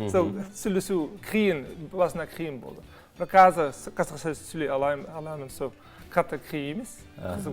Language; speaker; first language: Kazakh; non-native, learner; Dutch